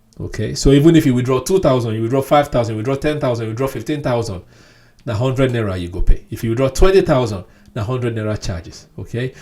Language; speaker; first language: Nigerian Pidgin; non-native, local second language; Yoruba